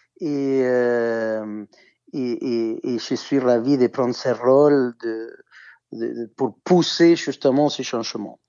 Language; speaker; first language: French; non-native, fluent; Spanish